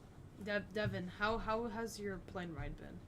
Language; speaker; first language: English; native; English